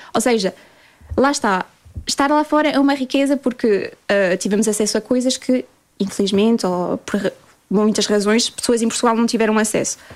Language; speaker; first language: Portuguese; early bilingual, heritage; Portuguese